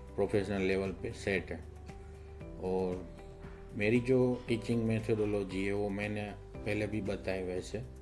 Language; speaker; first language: Hindi; non-native, local second language; Gujarati